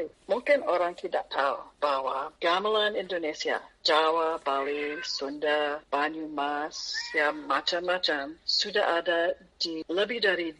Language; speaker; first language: Indonesian; non-native, fluent; English